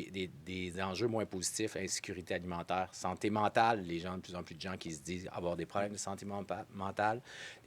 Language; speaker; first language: French; native; French